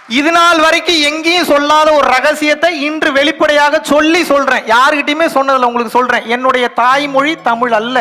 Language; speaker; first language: Tamil; non-native, local second language; Telugu